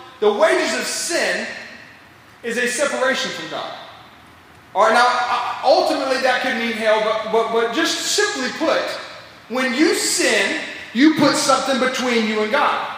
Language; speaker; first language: English; native; English